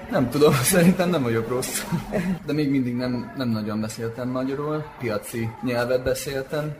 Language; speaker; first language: Hungarian; non-native, fluent; English